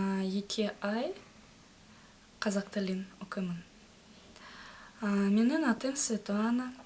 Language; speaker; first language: Kazakh; non-native, learner; Russian